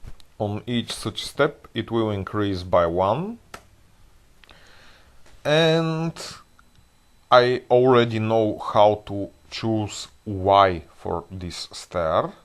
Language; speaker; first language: English; non-native, fluent; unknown